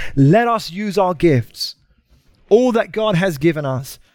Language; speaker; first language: English; native; English